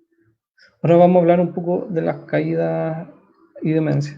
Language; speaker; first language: Spanish; native; Spanish